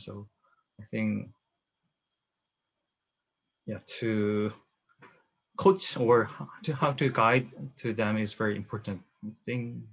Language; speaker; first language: English; non-native, learner; Korean